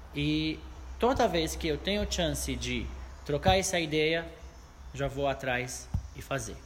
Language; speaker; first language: Portuguese; non-native, fluent; Arabic